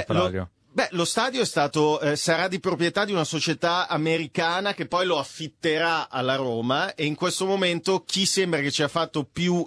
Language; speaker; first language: Italian; native; Italian